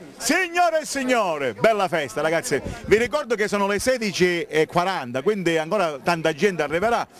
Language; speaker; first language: Italian; native; Italian